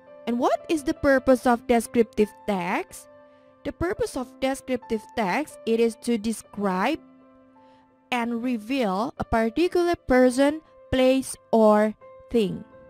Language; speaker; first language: English; non-native, fluent; Indonesian